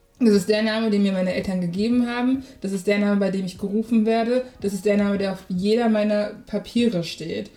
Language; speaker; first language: German; early bilingual, other home language; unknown